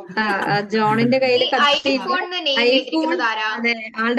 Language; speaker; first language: Malayalam; native; Malayalam